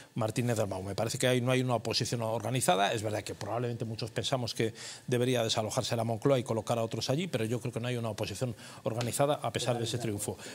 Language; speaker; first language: Spanish; native; Spanish